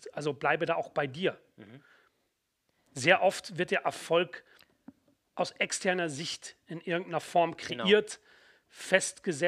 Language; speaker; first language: German; native; German